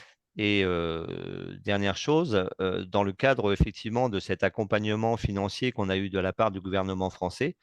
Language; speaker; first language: French; native; French